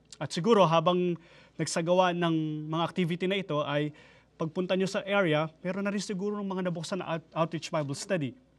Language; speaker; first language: Filipino; native; Filipino